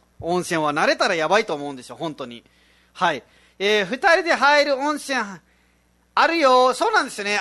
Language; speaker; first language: Japanese; non-native, fluent; Nepali